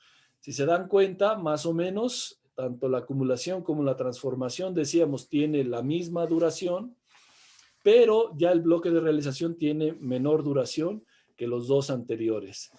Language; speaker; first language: Spanish; native; Spanish